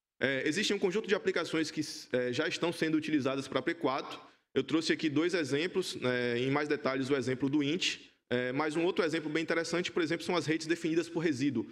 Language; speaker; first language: Portuguese; native; Portuguese